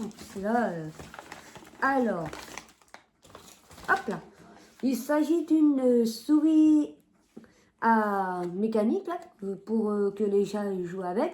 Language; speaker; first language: French; native; French